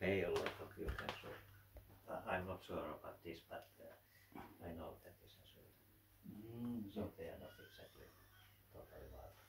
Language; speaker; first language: English; non-native, learner; Finnish